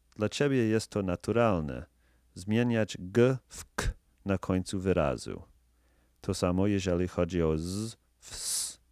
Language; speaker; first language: Polish; non-native, fluent; English